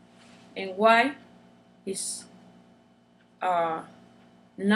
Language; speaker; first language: English; non-native, learner; Spanish